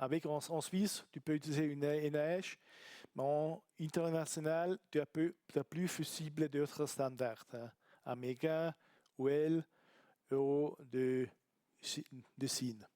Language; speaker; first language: French; non-native, learner; Italian